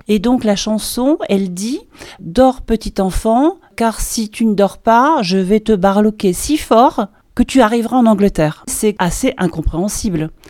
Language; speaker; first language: French; native; French